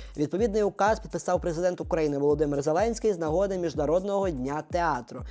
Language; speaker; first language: Ukrainian; native; Ukrainian